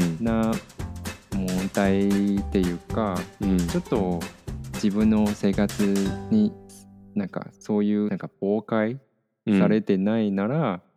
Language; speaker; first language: Japanese; non-native, fluent; Chinese